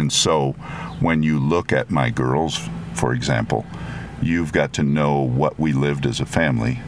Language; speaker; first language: English; non-native, fluent; French